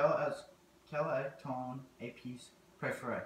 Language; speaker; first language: French; non-native, learner; English